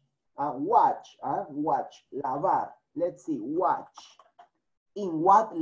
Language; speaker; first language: English; non-native, fluent; Spanish